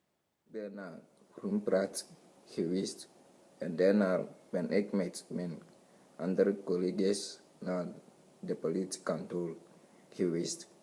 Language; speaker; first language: Dutch; non-native, learner; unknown